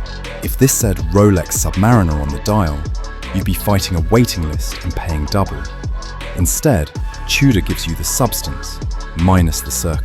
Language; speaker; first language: English; native; English